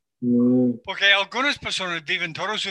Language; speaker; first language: Spanish; non-native, learner; English